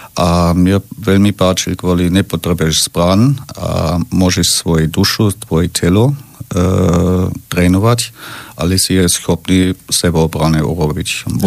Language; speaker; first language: Slovak; non-native, learner; German